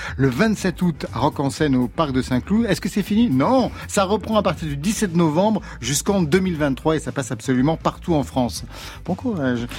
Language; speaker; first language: French; native; French